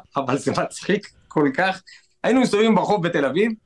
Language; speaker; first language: Hebrew; native; Hebrew